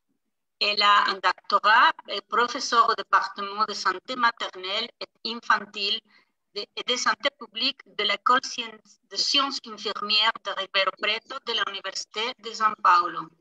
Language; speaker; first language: French; non-native, fluent; Spanish